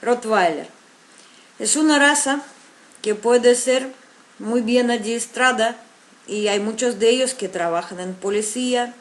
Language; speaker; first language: Spanish; non-native, fluent; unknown